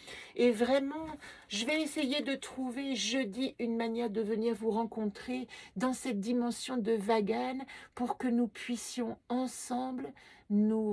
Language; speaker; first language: French; native; French